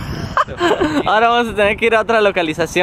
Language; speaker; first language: Spanish; non-native, fluent; English